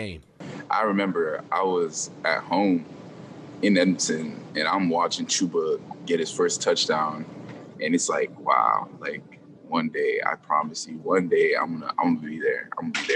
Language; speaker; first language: English; native; English